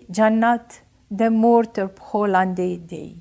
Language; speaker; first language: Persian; non-native, learner; Arabic